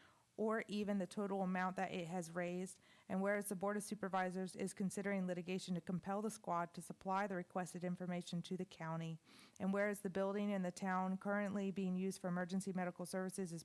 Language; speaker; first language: English; native; English